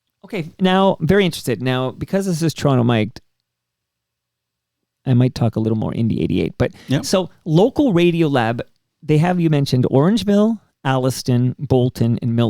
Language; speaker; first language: English; native; English